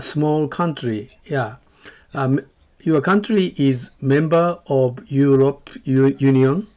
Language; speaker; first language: English; non-native, learner; Japanese